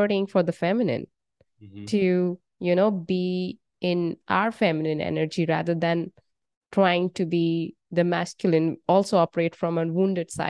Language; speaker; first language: English; non-native, local second language; Bangla